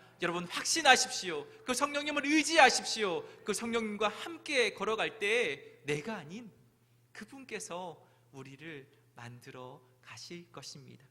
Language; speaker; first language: Korean; native; Korean